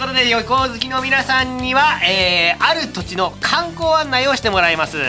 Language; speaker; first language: Japanese; native; Japanese